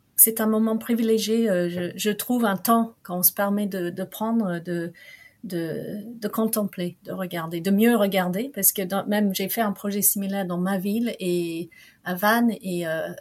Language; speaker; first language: French; non-native, fluent; English